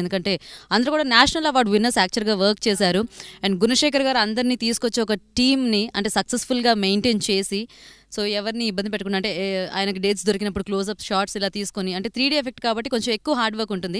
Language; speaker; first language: Telugu; native; Telugu